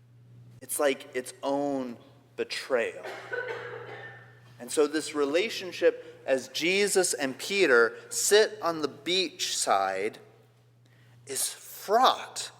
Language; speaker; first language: English; native; English